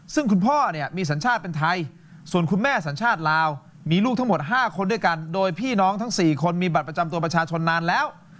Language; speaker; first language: Thai; native; Thai